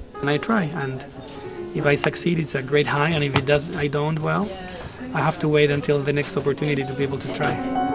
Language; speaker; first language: English; non-native, fluent; Spanish